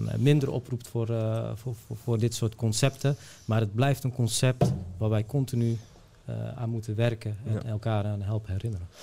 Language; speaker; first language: Dutch; early bilingual, other home language; Bosnian